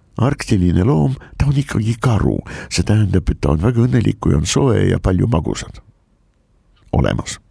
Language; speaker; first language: Estonian; non-native, local second language; Russian